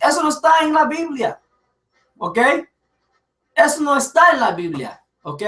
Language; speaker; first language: Spanish; early bilingual, heritage; English